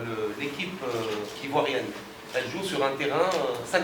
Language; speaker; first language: French; non-native, local second language; Arabic